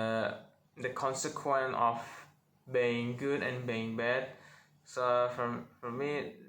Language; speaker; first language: English; non-native, learner; Indonesian